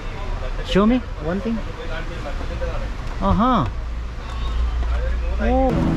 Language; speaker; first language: English; non-native, local second language; Filipino